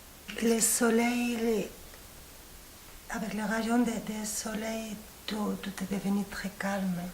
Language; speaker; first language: French; non-native, fluent; Spanish